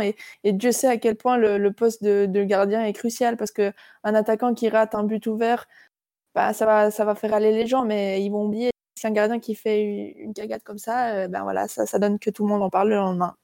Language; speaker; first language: French; native; French